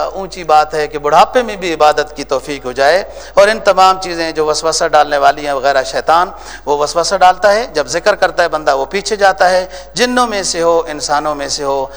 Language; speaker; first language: Urdu; native; Urdu